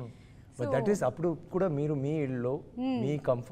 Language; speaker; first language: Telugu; non-native, learner; Tamil